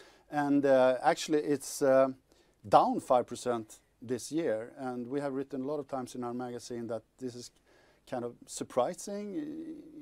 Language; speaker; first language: English; non-native, fluent; Swedish